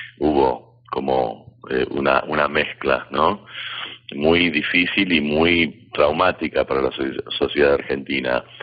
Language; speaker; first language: Spanish; early bilingual, heritage; Spanish